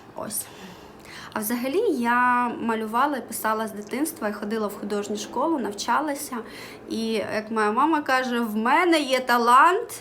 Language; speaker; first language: Ukrainian; non-native, local second language; Russian